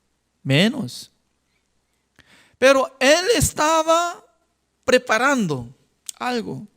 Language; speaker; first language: Spanish; non-native, fluent; Korean